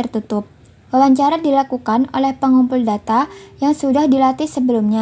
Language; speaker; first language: Indonesian; native; Indonesian